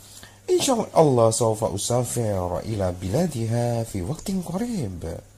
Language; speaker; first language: Arabic; non-native, learner; Indonesian